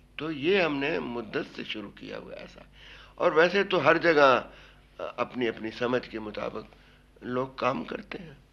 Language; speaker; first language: Hindi; native; Hindi